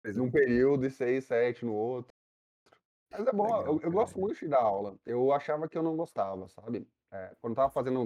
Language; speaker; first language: Portuguese; native; Portuguese